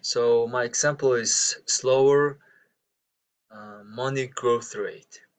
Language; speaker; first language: English; non-native, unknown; Mongolian